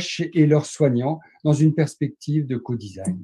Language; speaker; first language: French; native; French